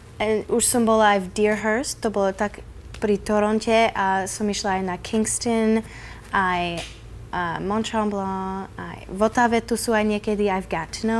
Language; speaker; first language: Slovak; early bilingual, heritage; Slovak